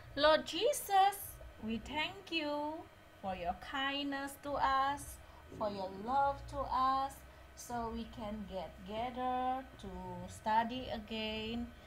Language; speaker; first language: English; non-native, learner; Indonesian